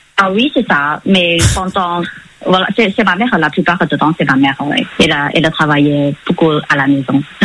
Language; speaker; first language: French; non-native, fluent; Chinese